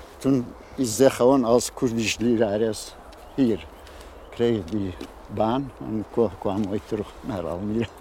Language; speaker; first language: Dutch; non-native, fluent; Kurdish